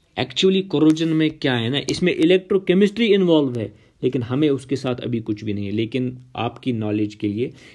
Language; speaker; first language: Hindi; non-native, local second language; Kashmiri